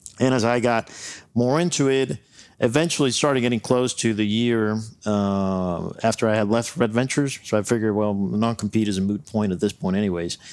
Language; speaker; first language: English; non-native, local second language; Spanish